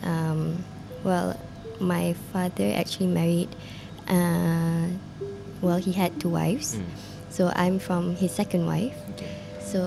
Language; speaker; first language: English; non-native, local second language; Malay